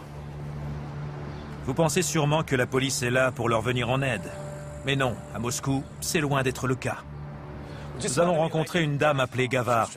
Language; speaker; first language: French; native; French